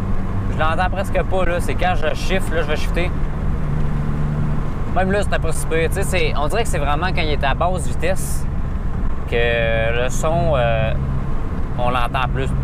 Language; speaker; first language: French; native; French